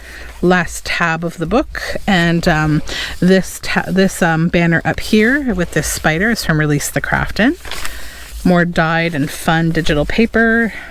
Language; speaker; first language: English; native; English